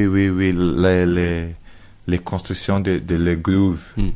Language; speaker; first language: French; non-native, learner; Portuguese